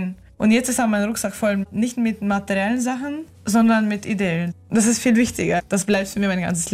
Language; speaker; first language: German; non-native, fluent; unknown